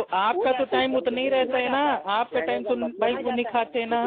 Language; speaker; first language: Hindi; native; Hindi